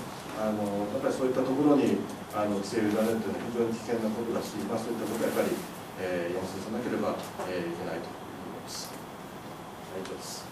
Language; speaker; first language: Japanese; native; Japanese